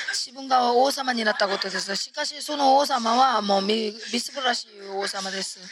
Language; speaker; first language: Japanese; non-native, fluent; Korean